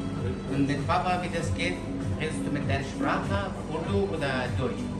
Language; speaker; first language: German; non-native, learner; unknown